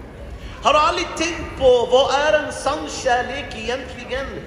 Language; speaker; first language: Swedish; non-native, fluent; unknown